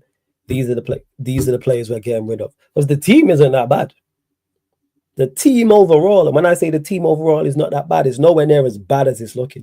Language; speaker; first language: English; native; English